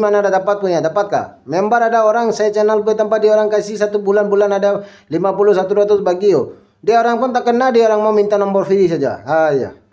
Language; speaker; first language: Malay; non-native, local second language; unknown